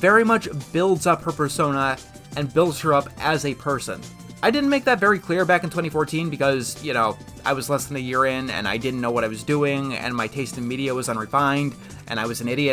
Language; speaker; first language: English; native; English